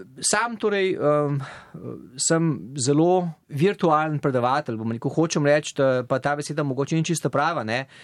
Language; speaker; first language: Slovenian; native; Slovenian